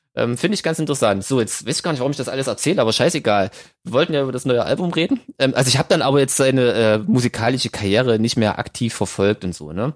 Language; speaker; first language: German; native; German